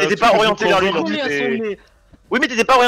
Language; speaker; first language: French; native; French